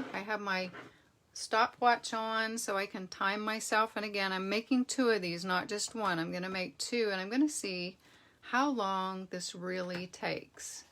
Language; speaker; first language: English; native; English